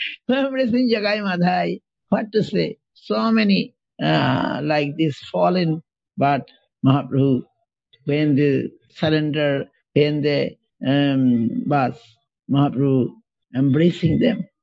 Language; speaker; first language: English; non-native, local second language; Bangla